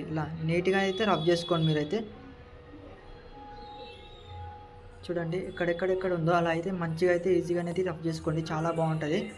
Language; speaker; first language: Telugu; native; Telugu